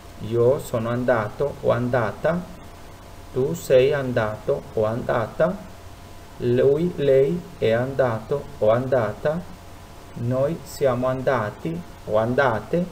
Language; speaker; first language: Italian; non-native, fluent; Spanish